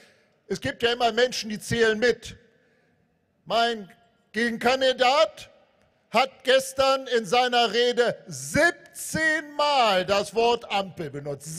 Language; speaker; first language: German; native; German